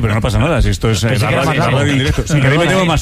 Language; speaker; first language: Spanish; native; Spanish